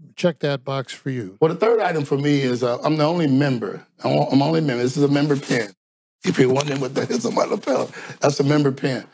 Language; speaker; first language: English; native; English